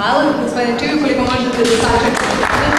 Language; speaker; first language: Serbian; native; Serbian